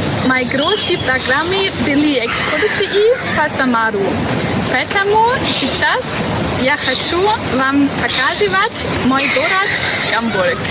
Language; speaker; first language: Russian; non-native, learner; German